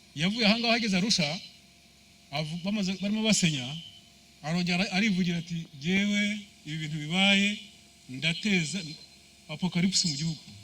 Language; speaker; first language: Kinyarwanda; early bilingual, heritage; Kinyarwanda